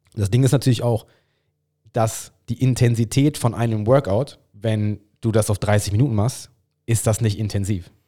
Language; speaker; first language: German; non-native, fluent; English